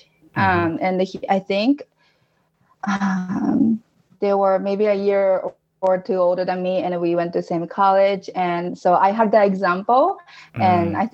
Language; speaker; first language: English; non-native, fluent; Japanese